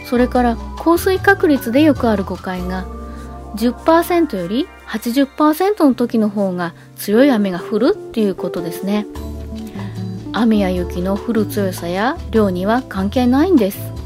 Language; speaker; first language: Japanese; native; Japanese